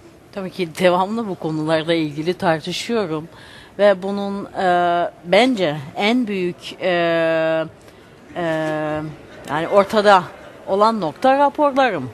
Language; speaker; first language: Turkish; early bilingual, heritage; Turkish